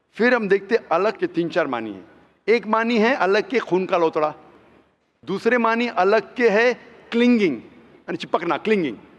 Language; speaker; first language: Hindi; non-native, local second language; Konkani